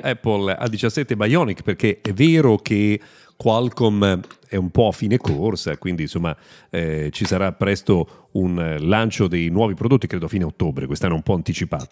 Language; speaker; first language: Italian; native; Italian